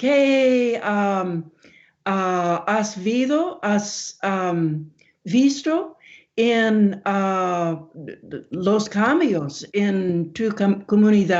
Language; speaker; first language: Spanish; non-native, learner; English